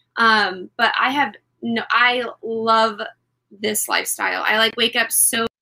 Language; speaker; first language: English; native; English